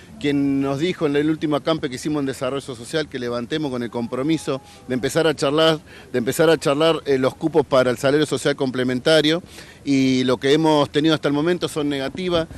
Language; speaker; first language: Spanish; native; Spanish